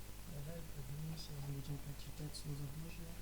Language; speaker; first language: Russian; non-native, learner; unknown